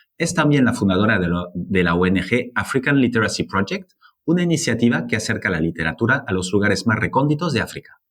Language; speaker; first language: Spanish; non-native, fluent; French